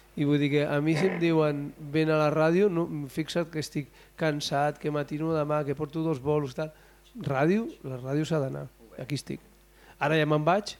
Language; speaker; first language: Catalan; non-native, local second language; Spanish